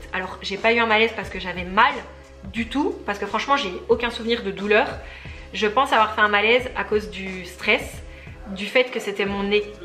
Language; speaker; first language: French; native; French